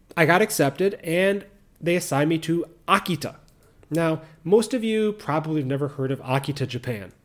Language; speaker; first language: English; native; English